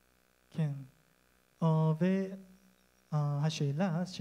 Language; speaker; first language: Hebrew; non-native, learner; Korean